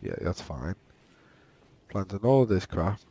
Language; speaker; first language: English; native; English